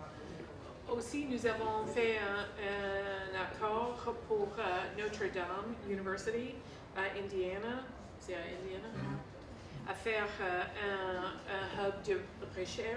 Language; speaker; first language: French; non-native, fluent; English